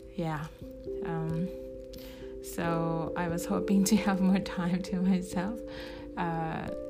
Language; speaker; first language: English; non-native, fluent; Japanese